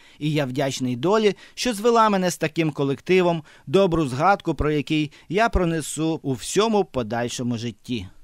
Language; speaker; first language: Ukrainian; native; Ukrainian